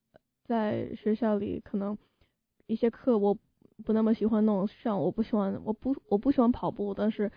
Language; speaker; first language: Chinese; early bilingual, heritage; Chinese